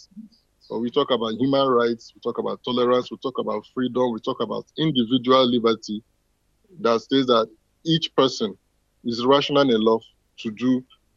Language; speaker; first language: English; non-native, local second language; Igbo